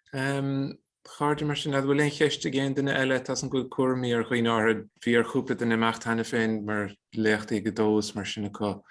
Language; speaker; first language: Irish; native; Irish